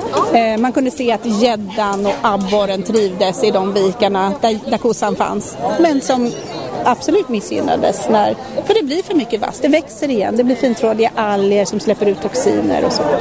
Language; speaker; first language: Swedish; native; Swedish